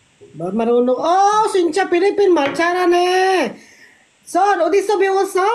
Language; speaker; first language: Korean; non-native, learner; Filipino